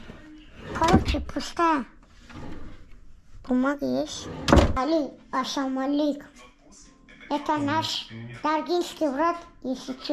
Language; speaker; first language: Russian; non-native, local second language; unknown